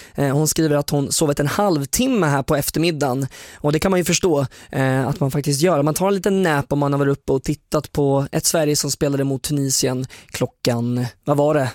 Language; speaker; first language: Swedish; native; Swedish